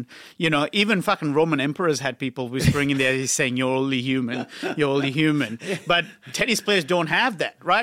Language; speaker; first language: English; non-native, local second language; Sinhala